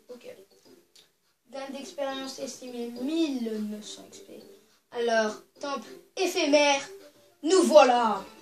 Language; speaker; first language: French; native; French